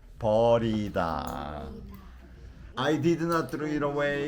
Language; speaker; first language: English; non-native, learner; Korean